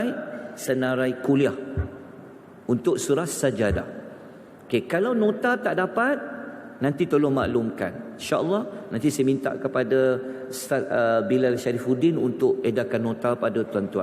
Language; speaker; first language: Malay; native; Malay